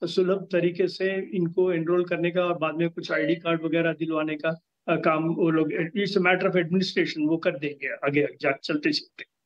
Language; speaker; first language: Hindi; non-native, local second language; Telugu